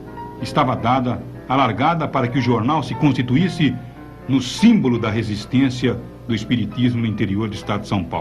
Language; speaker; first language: Portuguese; native; Portuguese